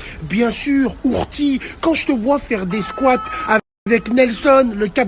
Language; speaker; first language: French; native; French